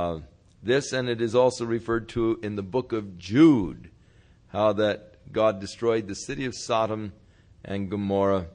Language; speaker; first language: English; native; English